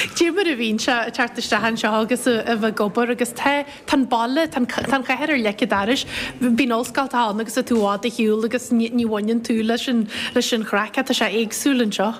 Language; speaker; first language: Irish; native; Irish